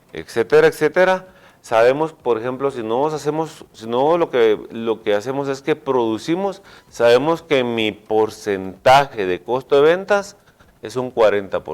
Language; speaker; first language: Spanish; native; Spanish